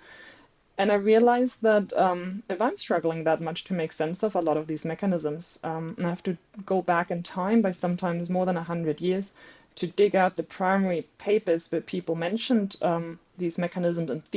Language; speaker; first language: English; non-native, fluent; German